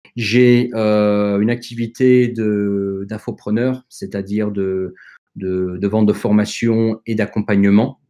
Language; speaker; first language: French; early bilingual, other home language; Dutch